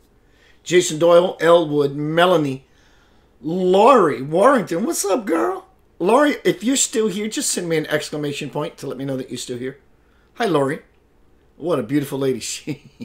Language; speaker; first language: English; native; English